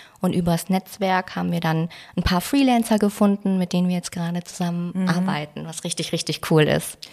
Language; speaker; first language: German; native; German